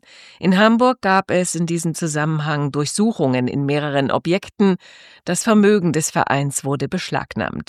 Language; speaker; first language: German; native; German